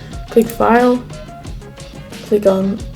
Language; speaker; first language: English; native; English